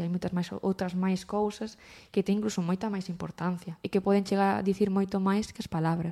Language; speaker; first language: Galician; native; Galician